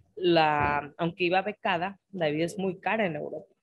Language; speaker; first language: Spanish; native; Spanish